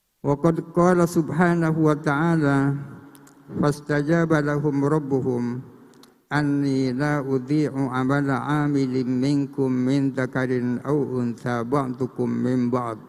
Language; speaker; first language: Arabic; non-native, fluent; Indonesian